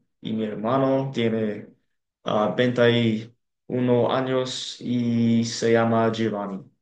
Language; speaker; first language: Spanish; non-native, learner; English